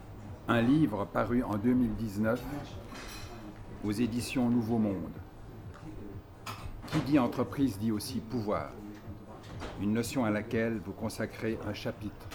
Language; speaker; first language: French; native; French